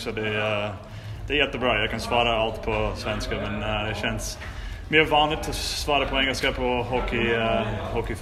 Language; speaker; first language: Swedish; non-native, learner; English